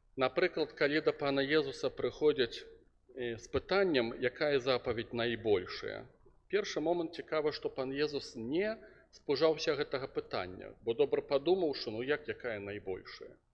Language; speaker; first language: Belarusian; non-native, local second language; Russian